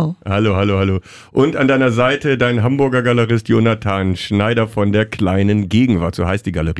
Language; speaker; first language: German; native; German